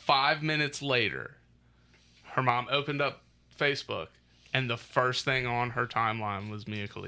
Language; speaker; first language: English; native; English